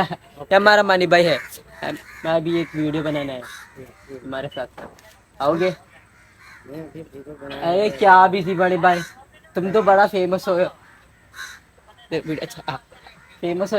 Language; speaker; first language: Hindi; non-native, local second language; Malayalam